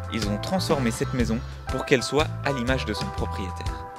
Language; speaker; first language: French; native; French